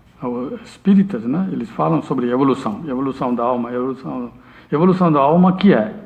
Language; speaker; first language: Portuguese; non-native, learner; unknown